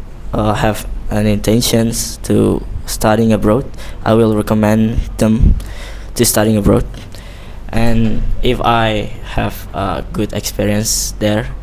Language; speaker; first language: English; non-native, learner; Indonesian